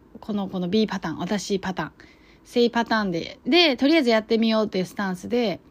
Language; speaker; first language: Japanese; non-native, fluent; Chinese